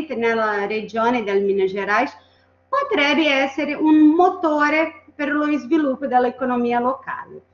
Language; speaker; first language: Italian; non-native, fluent; Portuguese